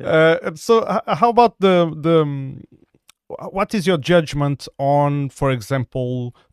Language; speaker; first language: English; non-native, fluent; Portuguese